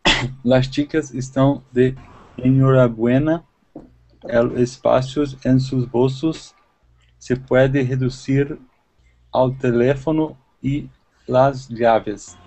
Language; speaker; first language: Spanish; non-native, learner; Portuguese